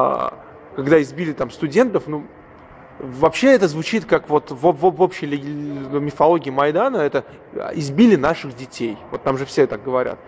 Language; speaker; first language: Russian; native; Russian